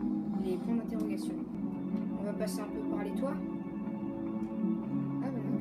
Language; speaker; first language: French; native; French